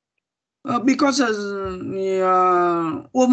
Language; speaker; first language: English; non-native, learner; Vietnamese